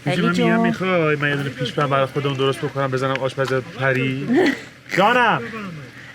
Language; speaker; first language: Persian; native; Persian